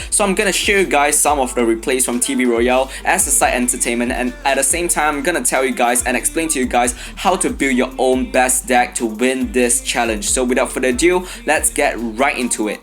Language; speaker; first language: English; non-native, fluent; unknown